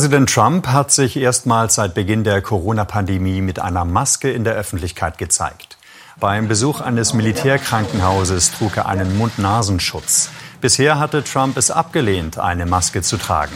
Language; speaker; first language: German; native; German